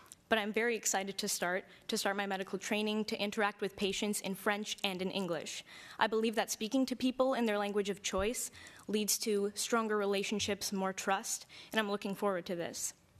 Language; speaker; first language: English; early bilingual, other home language; Romanian